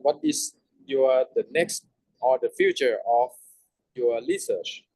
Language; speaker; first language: English; non-native, learner; Thai